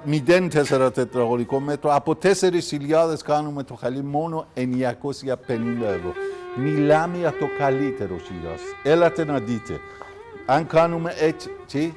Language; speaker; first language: Greek; non-native, fluent; Persian